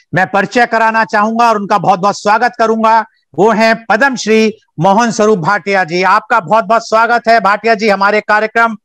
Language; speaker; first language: Hindi; native; Hindi